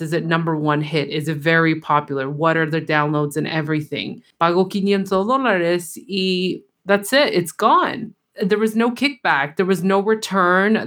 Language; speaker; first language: English; early bilingual, other home language; Spanish